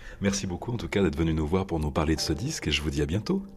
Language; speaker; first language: French; native; French